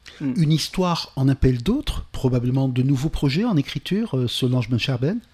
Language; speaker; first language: French; non-native, local second language; Arabic